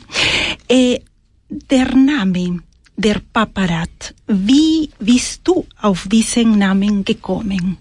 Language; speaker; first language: German; non-native, fluent; Spanish